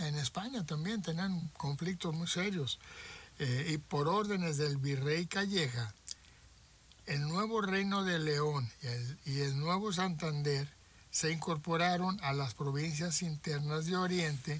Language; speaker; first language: Spanish; native; Spanish